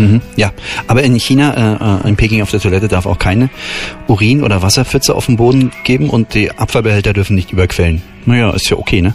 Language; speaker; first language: German; native; German